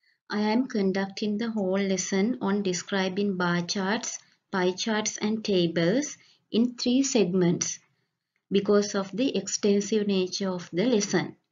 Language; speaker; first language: English; non-native, local second language; Sinhala